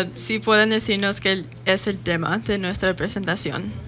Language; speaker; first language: Spanish; non-native, learner; English